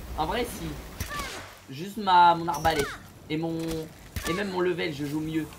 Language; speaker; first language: French; native; French